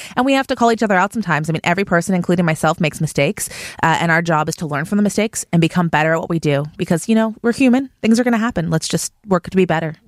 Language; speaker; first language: English; native; English